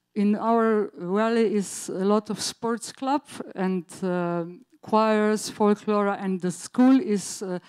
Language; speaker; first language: English; non-native, learner; Slovenian